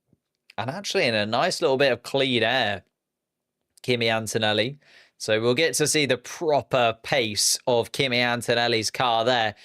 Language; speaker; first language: English; native; English